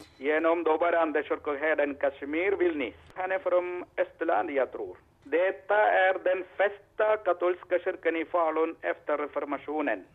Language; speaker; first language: Swedish; non-native, learner; Malayalam